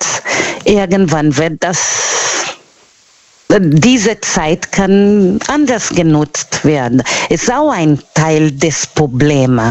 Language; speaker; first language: German; non-native, fluent; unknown